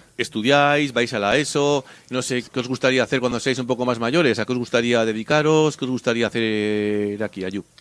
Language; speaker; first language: Spanish; native; Spanish